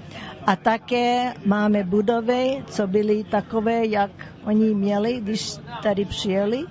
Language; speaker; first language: Czech; early bilingual, heritage; English